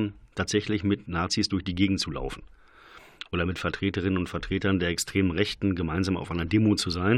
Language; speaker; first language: German; native; German